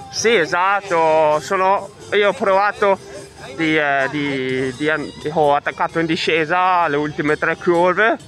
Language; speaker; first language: Italian; non-native, fluent; Danish